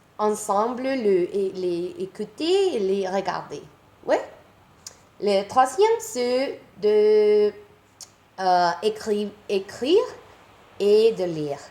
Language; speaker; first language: French; non-native, learner; Spanish